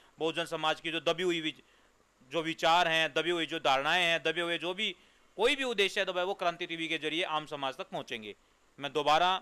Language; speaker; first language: Hindi; non-native, local second language; Punjabi